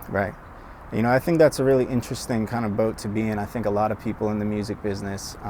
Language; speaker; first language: English; native; English